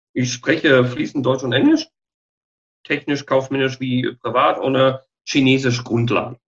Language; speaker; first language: German; native; German